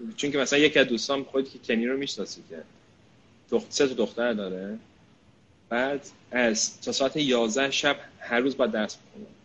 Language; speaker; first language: Persian; early bilingual, heritage; Persian